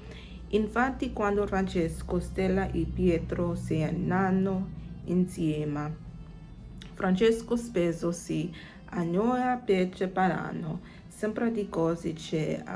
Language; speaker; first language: Italian; non-native, learner; English